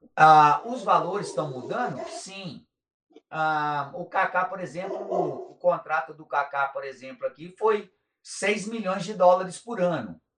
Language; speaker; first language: Portuguese; native; Portuguese